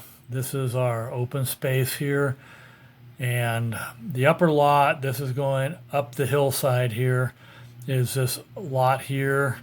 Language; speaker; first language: English; native; English